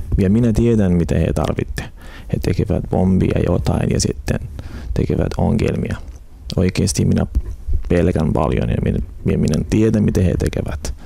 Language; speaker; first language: Finnish; non-native, learner; Arabic